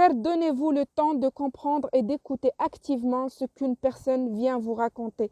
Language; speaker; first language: French; non-native, local second language; Arabic